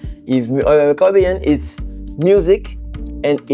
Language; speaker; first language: English; non-native, learner; French